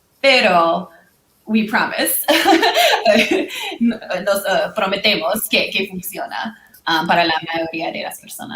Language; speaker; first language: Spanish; non-native, learner; English